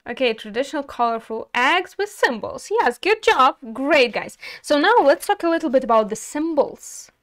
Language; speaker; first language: English; non-native, fluent; Ukrainian